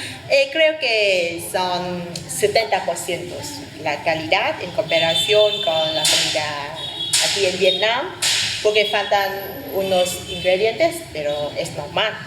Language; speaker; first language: Spanish; non-native, fluent; Vietnamese